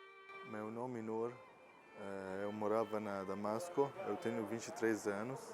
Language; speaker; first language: Portuguese; non-native, learner; Arabic